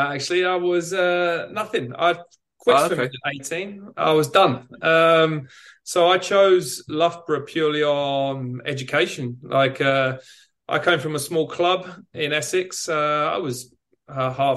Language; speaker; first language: English; native; English